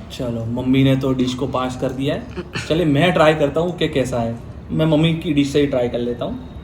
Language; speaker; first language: Hindi; native; Hindi